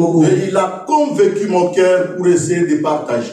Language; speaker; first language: French; non-native, local second language; Lingala